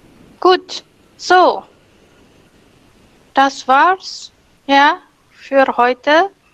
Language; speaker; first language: German; non-native, fluent; Indonesian